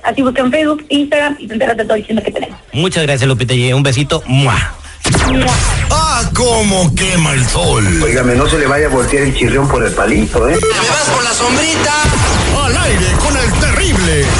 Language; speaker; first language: Spanish; native; Spanish